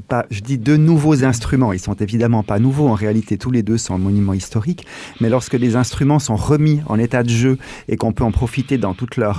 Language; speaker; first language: French; native; French